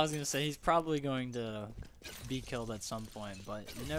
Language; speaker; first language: English; native; English